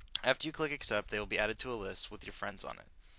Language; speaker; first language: English; native; English